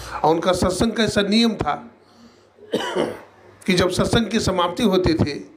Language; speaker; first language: Hindi; native; Hindi